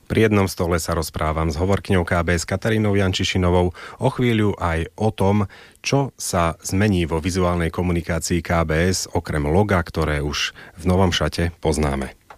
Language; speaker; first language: Slovak; native; Slovak